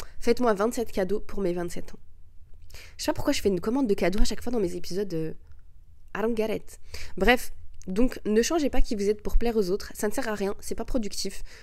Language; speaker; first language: French; early bilingual, other home language; Arabic